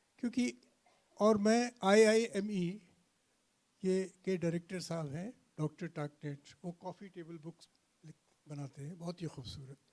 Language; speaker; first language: Hindi; native; Hindi